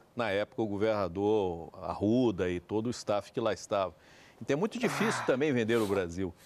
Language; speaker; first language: Portuguese; native; Portuguese